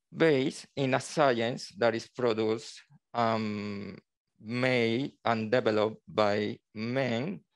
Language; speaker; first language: English; non-native, learner; Spanish